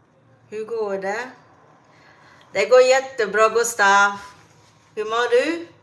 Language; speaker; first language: Swedish; non-native, fluent; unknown